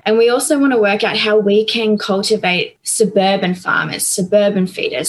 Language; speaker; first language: English; native; English